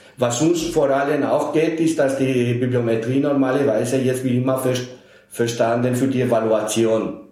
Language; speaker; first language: German; non-native, fluent; Spanish